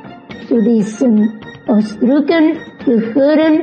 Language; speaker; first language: German; non-native, fluent; Indonesian